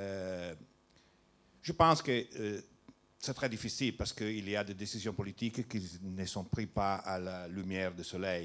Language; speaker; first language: French; non-native, learner; Italian